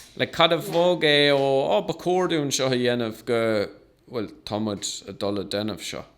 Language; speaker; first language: Irish; non-native, local second language; English